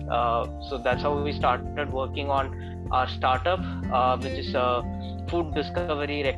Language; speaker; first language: English; non-native, local second language; Tamil